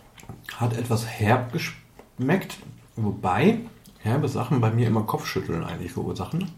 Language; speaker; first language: German; native; German